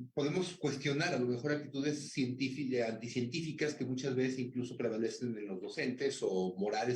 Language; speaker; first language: Spanish; native; Spanish